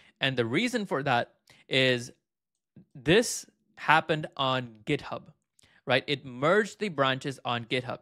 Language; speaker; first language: English; native; English